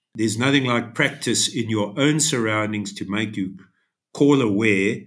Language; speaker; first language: English; native; English